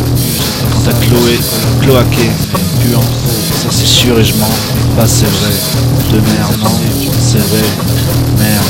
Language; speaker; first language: French; native; French